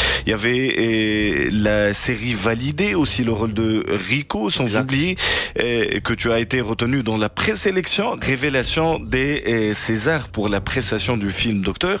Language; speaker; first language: French; non-native, local second language; Arabic